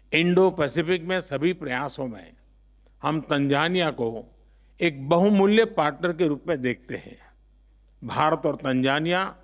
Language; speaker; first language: Hindi; non-native, local second language; Gujarati